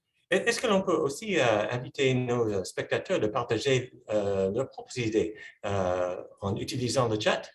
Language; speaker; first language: French; non-native, fluent; English